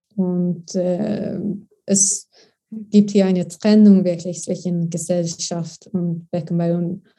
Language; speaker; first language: German; non-native, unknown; Swedish